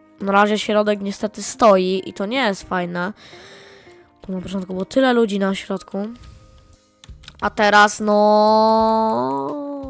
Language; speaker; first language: Polish; native; Polish